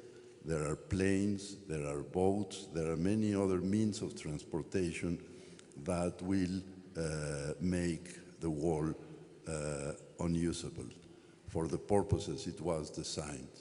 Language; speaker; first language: English; non-native, fluent; Spanish